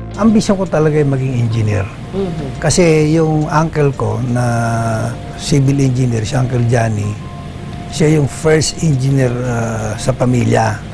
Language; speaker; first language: Filipino; non-native, local second language; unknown